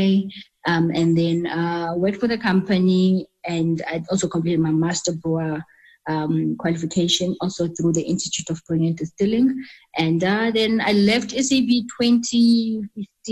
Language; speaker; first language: English; non-native, local second language; Xhosa